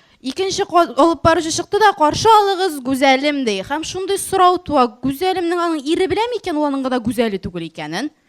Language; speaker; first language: Tatar; native; Tatar